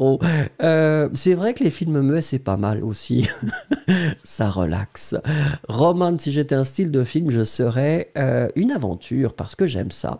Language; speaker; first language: French; native; French